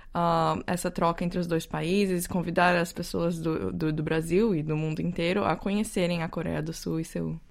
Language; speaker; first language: Portuguese; native; Portuguese